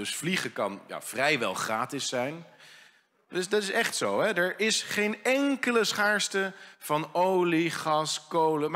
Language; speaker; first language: Dutch; native; Dutch